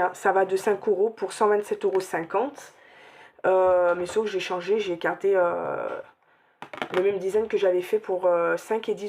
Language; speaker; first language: French; native; French